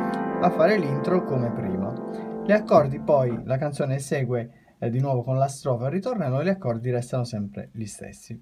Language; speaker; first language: Italian; native; Italian